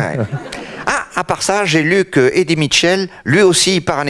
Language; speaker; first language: French; native; French